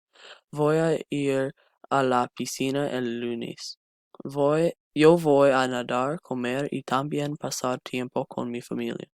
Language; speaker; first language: Spanish; non-native, learner; English